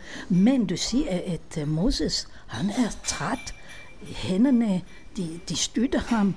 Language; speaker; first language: Danish; non-native, fluent; Hebrew